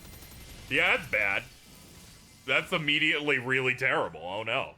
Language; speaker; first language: English; native; English